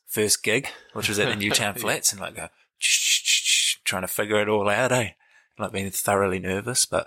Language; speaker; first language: English; native; English